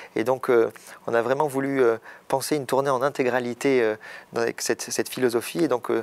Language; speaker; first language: French; native; French